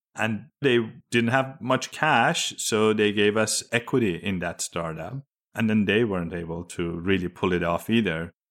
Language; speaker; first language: English; early bilingual, other home language; Persian